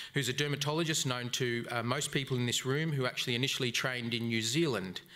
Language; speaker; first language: English; native; English